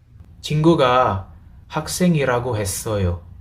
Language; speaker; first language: Korean; non-native, fluent; Filipino